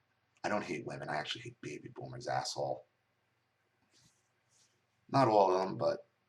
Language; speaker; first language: English; native; English